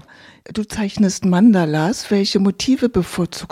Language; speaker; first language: German; native; German